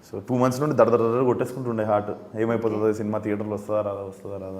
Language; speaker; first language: Telugu; native; Telugu